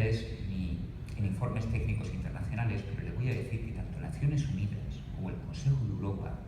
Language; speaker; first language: Spanish; native; Spanish